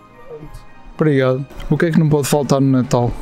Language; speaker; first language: Portuguese; native; Portuguese